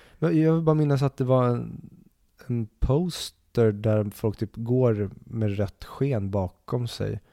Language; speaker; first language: Swedish; native; Swedish